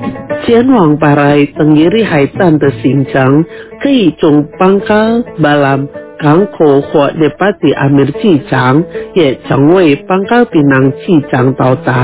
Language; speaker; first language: Chinese; early bilingual, heritage; Chinese